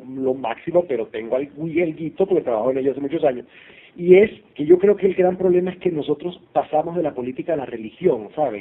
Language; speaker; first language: Spanish; native; Spanish